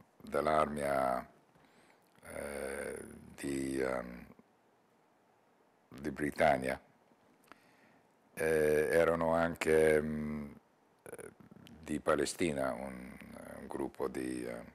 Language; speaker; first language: Italian; non-native, learner; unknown